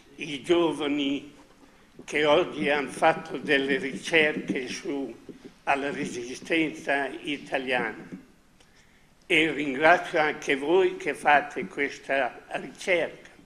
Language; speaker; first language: Italian; native; Italian